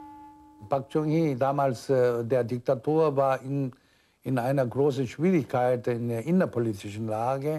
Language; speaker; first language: German; non-native, fluent; Korean